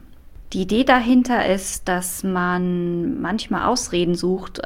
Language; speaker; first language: German; non-native, fluent; Romanian